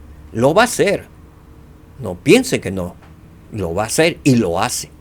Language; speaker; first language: Spanish; native; Spanish